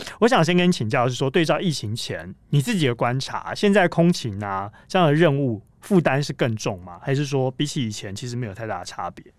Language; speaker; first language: Chinese; native; Chinese